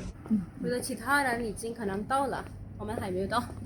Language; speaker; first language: Chinese; non-native, fluent; Urdu